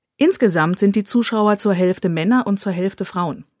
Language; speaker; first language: German; native; German